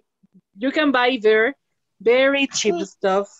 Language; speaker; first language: English; non-native, learner; Spanish